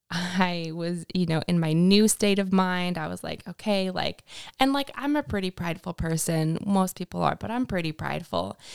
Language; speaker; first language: English; native; English